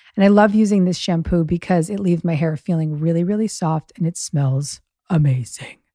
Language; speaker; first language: English; early bilingual, other home language; German